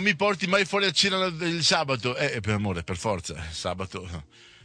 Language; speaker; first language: Italian; native; Italian